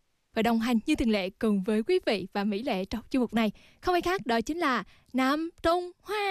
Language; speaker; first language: Vietnamese; native; Vietnamese